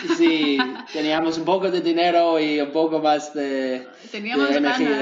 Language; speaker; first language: Spanish; non-native, learner; English